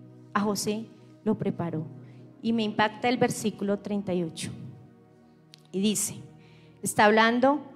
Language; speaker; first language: Spanish; native; Spanish